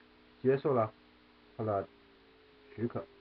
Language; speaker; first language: Chinese; native; Chinese